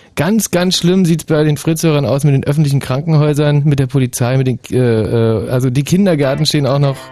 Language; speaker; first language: German; native; German